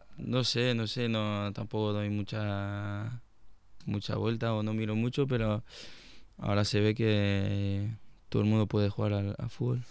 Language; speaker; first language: Spanish; non-native, fluent; French